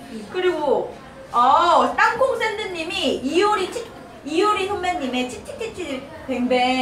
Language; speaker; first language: Korean; native; Korean